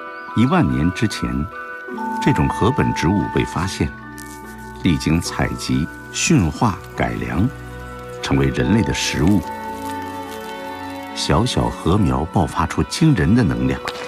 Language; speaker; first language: Chinese; native; Chinese